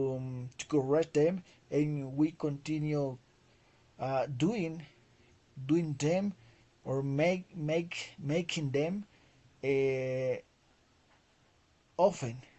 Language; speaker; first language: English; non-native, fluent; Spanish